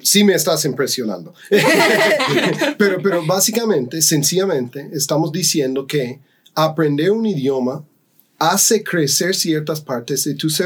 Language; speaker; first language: Spanish; non-native, fluent; English